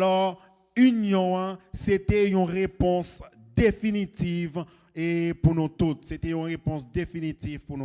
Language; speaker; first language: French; non-native, local second language; Haitian Creole